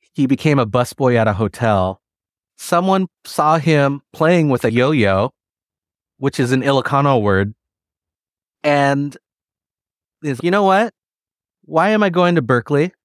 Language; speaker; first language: English; early bilingual, other home language; Filipino